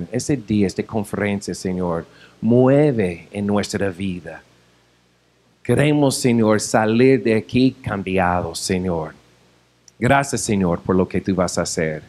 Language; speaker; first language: Spanish; non-native, fluent; English